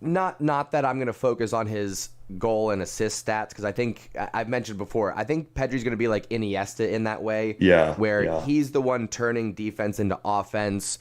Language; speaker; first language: English; native; English